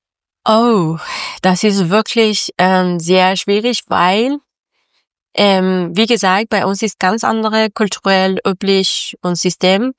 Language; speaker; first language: German; non-native, learner; Persian